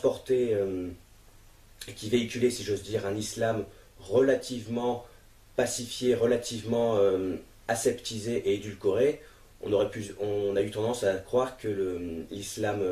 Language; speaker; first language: French; native; French